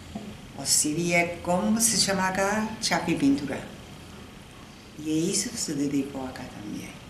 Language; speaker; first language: Portuguese; non-native, fluent; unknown